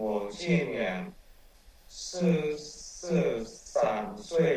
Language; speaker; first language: Chinese; non-native, learner; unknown